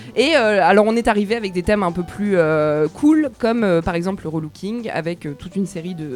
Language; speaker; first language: French; native; French